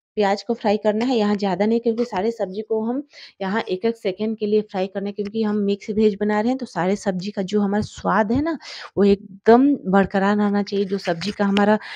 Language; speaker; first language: Hindi; native; Hindi